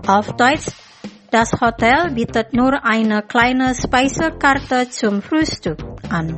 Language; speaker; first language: German; non-native, fluent; Indonesian